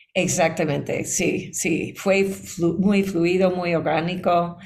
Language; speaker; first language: Spanish; non-native, fluent; English